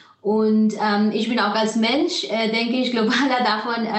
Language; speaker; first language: German; non-native, fluent; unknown